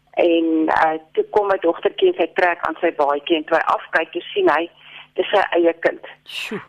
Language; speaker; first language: Afrikaans; native; Afrikaans